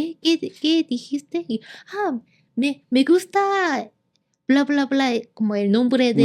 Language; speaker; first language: Spanish; non-native, learner; Korean